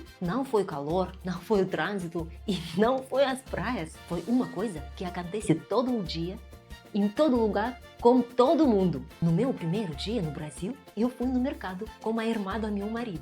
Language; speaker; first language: Portuguese; non-native, fluent; Russian